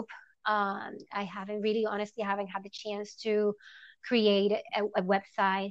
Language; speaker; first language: English; non-native, fluent; Spanish